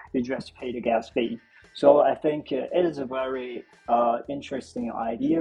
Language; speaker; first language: English; non-native, fluent; Chinese